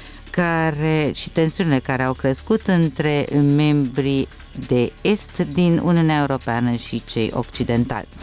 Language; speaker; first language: Romanian; native; Romanian